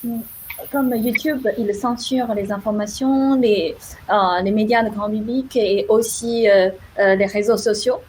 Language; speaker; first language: French; non-native, fluent; Chinese